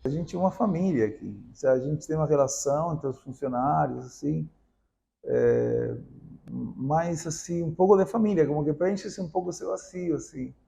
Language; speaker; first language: Portuguese; non-native, fluent; Spanish